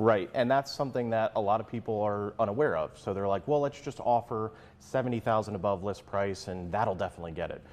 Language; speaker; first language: English; native; English